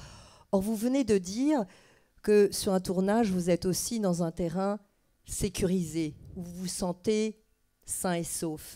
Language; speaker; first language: French; native; French